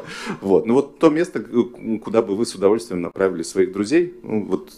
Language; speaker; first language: Russian; native; Russian